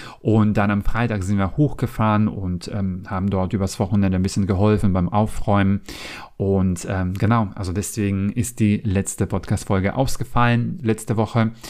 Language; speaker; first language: German; non-native, fluent; Macedonian